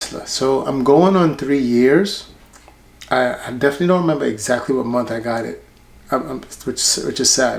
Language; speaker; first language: English; native; English